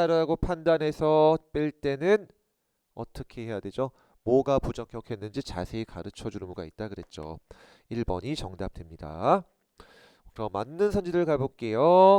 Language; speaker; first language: Korean; native; Korean